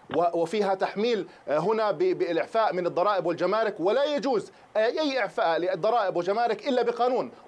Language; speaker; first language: Arabic; native; Arabic